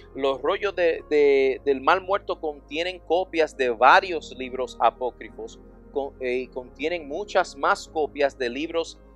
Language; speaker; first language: Spanish; non-native, fluent; English